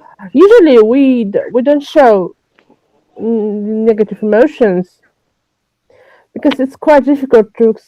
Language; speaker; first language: English; non-native, learner; French